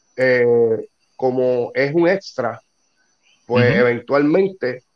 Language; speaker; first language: Spanish; native; Spanish